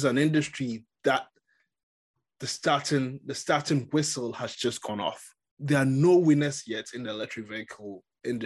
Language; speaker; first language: English; non-native, local second language; Akan